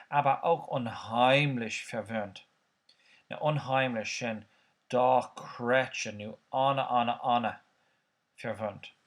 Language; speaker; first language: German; non-native, fluent; Irish